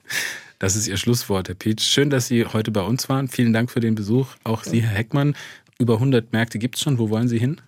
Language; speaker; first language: German; native; German